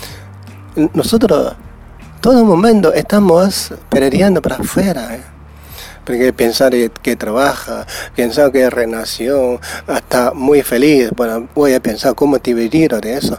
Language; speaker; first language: Spanish; non-native, learner; Chinese